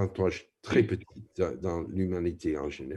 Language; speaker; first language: French; non-native, fluent; English